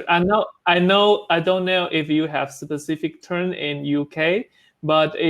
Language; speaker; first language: English; non-native, learner; Chinese